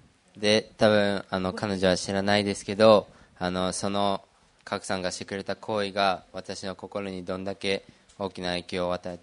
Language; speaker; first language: Japanese; early bilingual, other home language; Portuguese